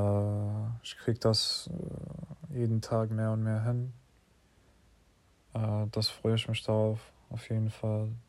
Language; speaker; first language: German; non-native, learner; English